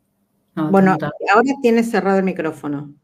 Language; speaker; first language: Spanish; native; Spanish